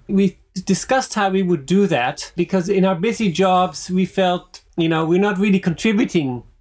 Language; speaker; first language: English; non-native, fluent; Dutch